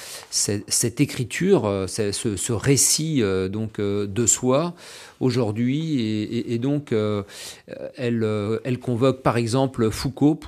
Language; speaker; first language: French; native; French